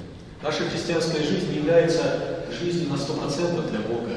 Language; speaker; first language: Russian; native; Russian